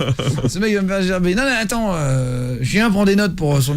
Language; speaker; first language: French; native; French